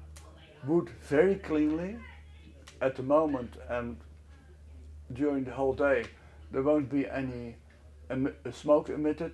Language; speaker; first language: English; non-native, fluent; Dutch